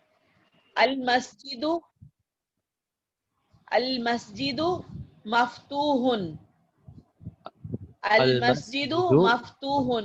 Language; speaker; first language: Arabic; non-native, learner; Urdu